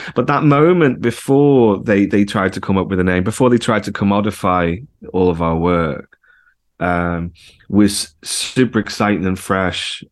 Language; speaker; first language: English; native; English